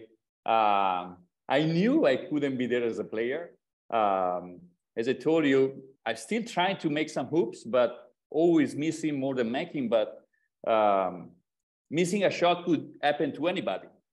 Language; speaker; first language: English; non-native, fluent; Italian